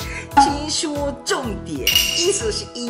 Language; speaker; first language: Chinese; non-native, fluent; Japanese